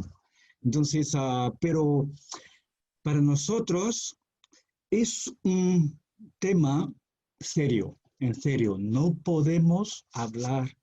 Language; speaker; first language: Spanish; non-native, fluent; Chinese